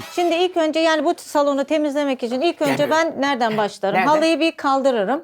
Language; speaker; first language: Turkish; native; Turkish